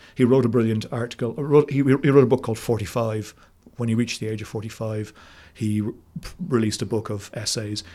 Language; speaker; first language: English; native; English